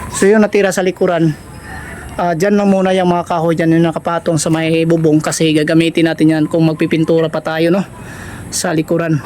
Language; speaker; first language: Filipino; non-native, local second language; Cebuano